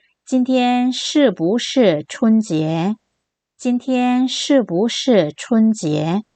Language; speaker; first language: Chinese; non-native, fluent; Korean